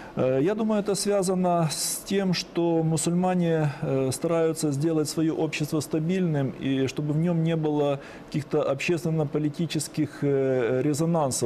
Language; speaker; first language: Russian; native; Russian